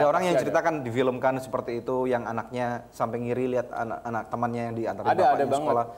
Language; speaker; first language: Indonesian; native; Indonesian